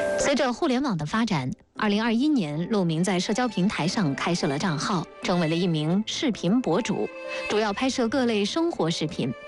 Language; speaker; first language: Chinese; native; Chinese